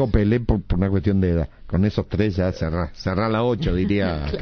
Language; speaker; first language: Spanish; native; Spanish